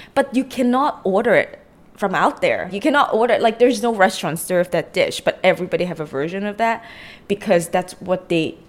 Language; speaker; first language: English; non-native, local second language; Cantonese